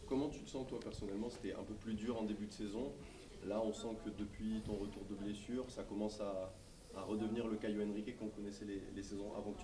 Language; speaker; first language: French; native; French